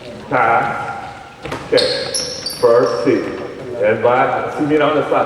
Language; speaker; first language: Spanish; early bilingual, heritage; Spanish